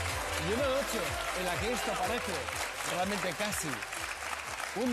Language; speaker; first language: Spanish; native; Spanish